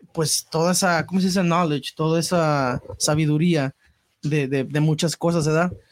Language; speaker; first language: Spanish; early bilingual, heritage; Spanish